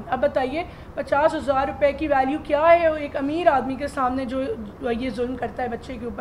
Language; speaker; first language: Urdu; native; Urdu